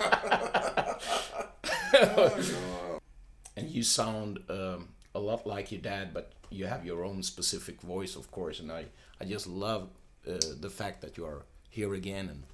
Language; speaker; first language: English; non-native, fluent; Swedish